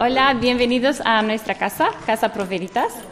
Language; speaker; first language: Spanish; non-native, learner; Romanian